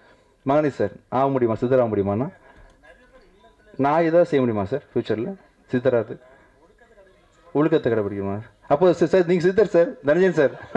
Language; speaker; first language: Tamil; native; Tamil